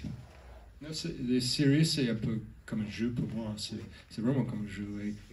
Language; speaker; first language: French; non-native, learner; English